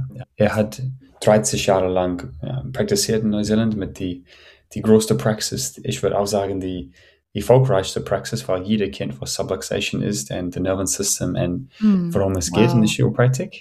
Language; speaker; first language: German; non-native, fluent; English